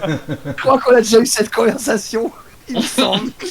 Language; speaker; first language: French; native; French